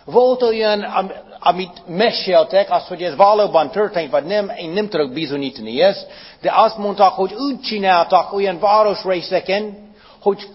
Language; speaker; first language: Hungarian; non-native, fluent; English